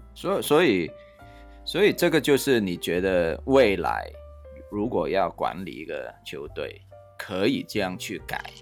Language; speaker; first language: Chinese; non-native, fluent; Cantonese